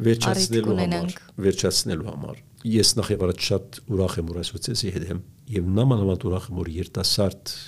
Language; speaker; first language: Armenian; early bilingual, heritage; Armenian